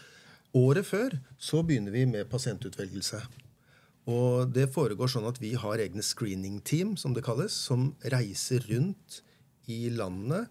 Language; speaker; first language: Norwegian; native; Norwegian